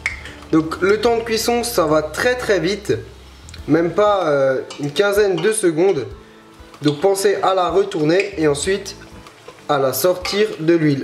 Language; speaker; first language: French; native; French